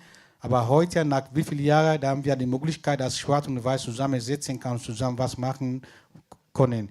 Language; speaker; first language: German; non-native, fluent; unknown